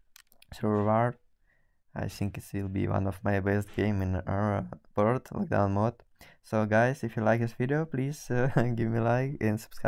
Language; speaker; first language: English; non-native, learner; Russian